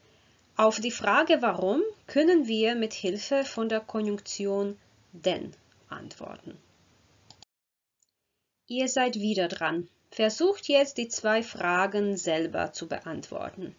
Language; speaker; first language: German; non-native, fluent; Croatian